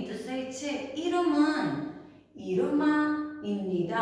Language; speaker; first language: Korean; non-native, fluent; Albanian